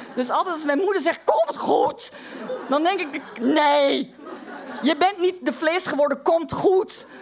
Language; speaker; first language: Dutch; native; Dutch